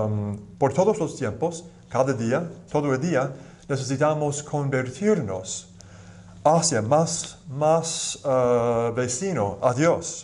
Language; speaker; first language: Spanish; non-native, fluent; English